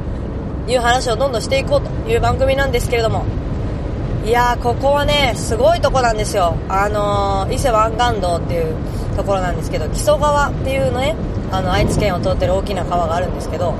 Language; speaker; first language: Japanese; native; Japanese